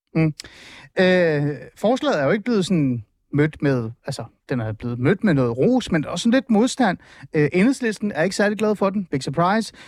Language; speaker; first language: Danish; early bilingual, other home language; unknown